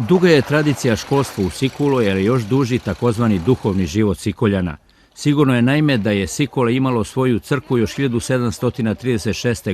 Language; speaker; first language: Serbian; native; Serbian